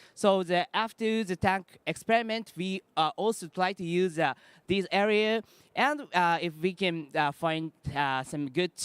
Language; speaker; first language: English; non-native, learner; Japanese